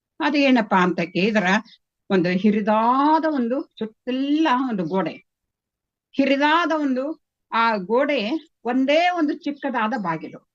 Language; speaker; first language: Kannada; native; Kannada